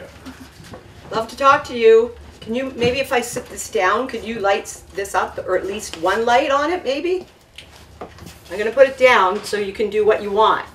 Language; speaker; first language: English; native; English